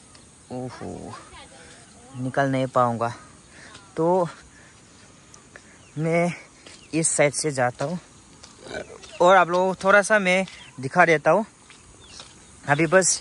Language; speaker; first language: Hindi; non-native, local second language; Garo